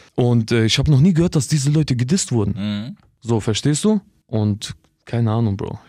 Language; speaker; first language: German; early bilingual, other home language; Albanian